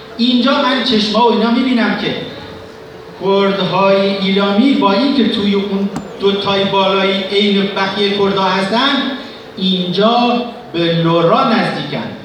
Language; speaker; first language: Persian; non-native, local second language; Southern Kurdish